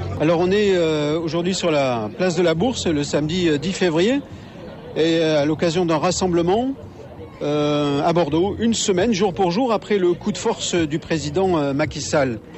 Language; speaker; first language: French; native; French